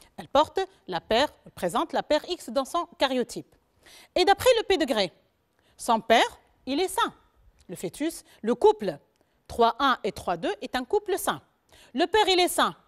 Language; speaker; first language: French; non-native, local second language; Arabic